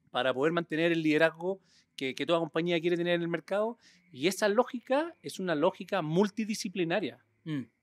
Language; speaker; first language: Spanish; native; Spanish